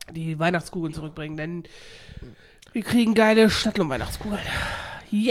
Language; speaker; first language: German; native; German